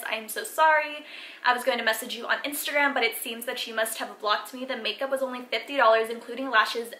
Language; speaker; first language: English; early bilingual, other home language; Spanish